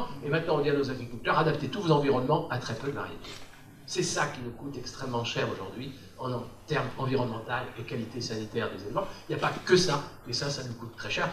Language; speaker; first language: French; native; French